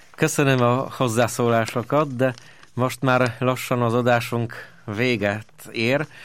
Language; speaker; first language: Hungarian; non-native, fluent; Polish